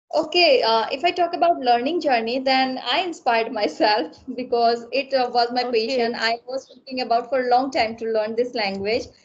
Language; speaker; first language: English; non-native, local second language; Assamese